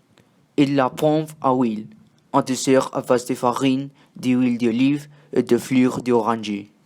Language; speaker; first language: French; non-native, learner; Spanish